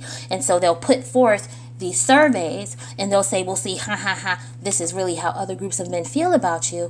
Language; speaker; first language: English; native; English